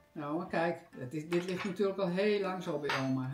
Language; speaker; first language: Dutch; native; Dutch